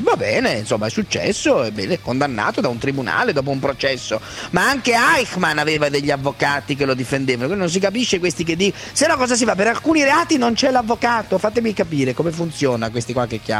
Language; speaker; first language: Italian; native; Italian